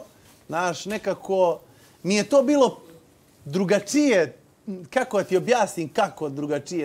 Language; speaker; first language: Serbian; native; Serbian